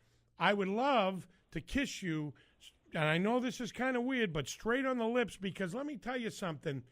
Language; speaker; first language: English; native; English